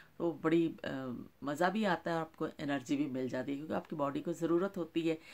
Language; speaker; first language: Urdu; non-native, local second language; Punjabi